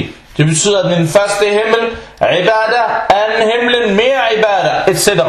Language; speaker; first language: Danish; early bilingual, other home language; Arabic